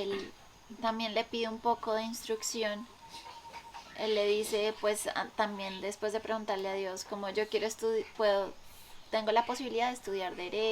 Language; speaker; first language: Spanish; native; Spanish